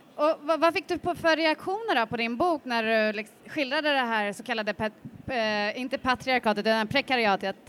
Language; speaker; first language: Swedish; native; Swedish